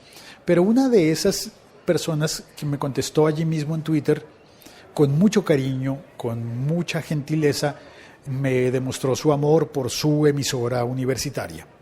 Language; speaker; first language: Spanish; native; Spanish